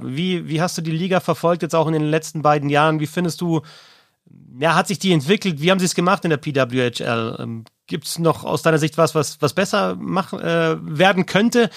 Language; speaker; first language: German; native; German